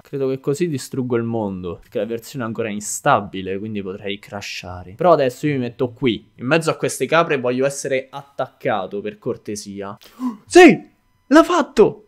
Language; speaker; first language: Italian; native; Italian